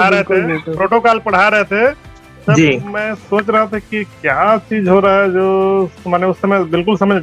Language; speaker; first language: Hindi; native; Hindi